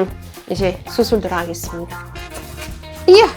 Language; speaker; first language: Korean; non-native, fluent; Arabic